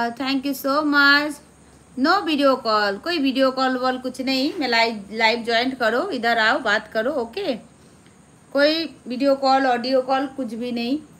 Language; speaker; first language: Hindi; non-native, local second language; Bangla